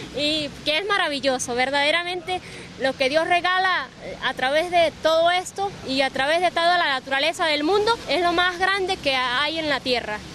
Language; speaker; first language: Spanish; native; Spanish